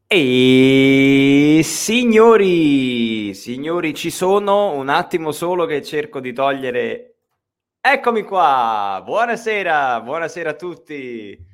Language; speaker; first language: Italian; native; Italian